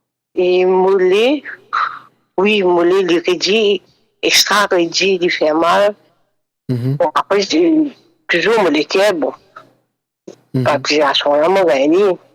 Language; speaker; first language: French; non-native, local second language; Morisyen